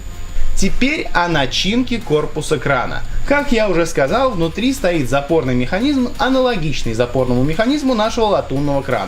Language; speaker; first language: Russian; native; Russian